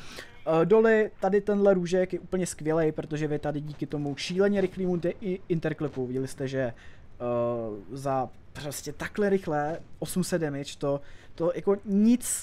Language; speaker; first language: Czech; native; Czech